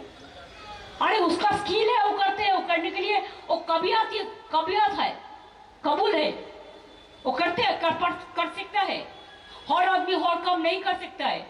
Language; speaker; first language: Hindi; non-native, local second language; Bangla